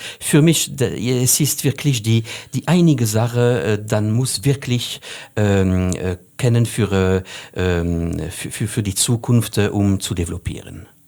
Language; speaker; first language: German; non-native, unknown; French